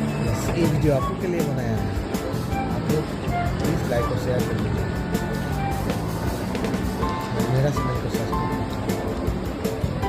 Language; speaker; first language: Hindi; non-native, local second language; Assamese